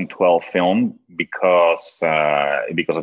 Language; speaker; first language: English; non-native, fluent; Spanish